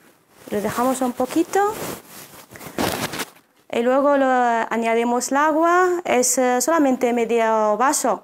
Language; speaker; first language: Spanish; non-native, fluent; Arabic